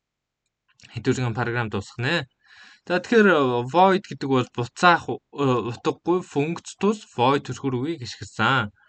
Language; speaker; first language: Mongolian; native; Mongolian